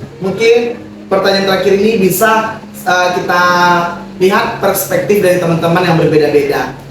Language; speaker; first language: Indonesian; native; Indonesian